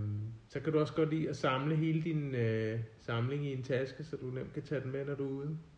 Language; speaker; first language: Danish; native; Danish